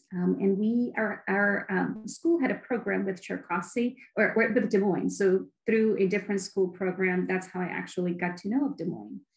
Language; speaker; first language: English; non-native, fluent; Ukrainian